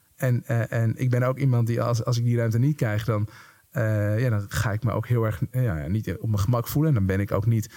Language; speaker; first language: Dutch; native; Dutch